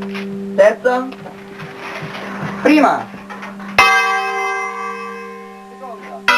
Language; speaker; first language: Italian; native; Italian